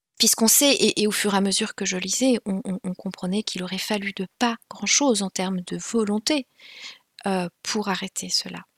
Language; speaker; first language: French; non-native, local second language; Kinyarwanda